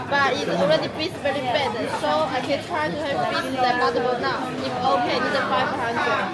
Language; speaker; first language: English; non-native, learner; Chinese